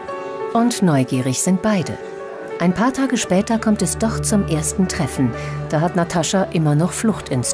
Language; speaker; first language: German; native; German